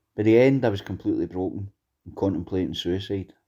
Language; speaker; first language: English; native; English